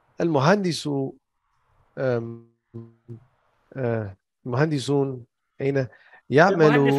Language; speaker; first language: Arabic; non-native, learner; English